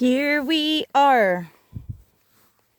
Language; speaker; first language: English; non-native, local second language; Cebuano